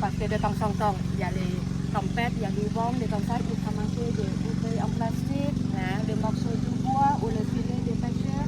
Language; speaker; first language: French; non-native, learner; Thai